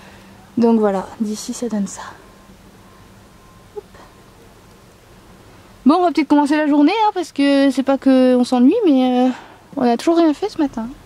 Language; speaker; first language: French; native; French